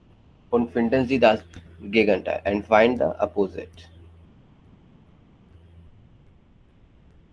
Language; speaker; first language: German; non-native, fluent; Hindi